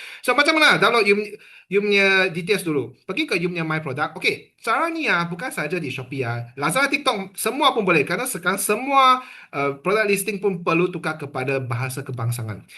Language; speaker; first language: Malay; non-native, local second language; Chinese